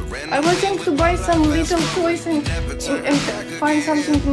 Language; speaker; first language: English; non-native, learner; Ukrainian